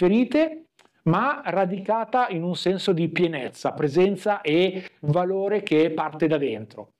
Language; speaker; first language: Italian; native; Italian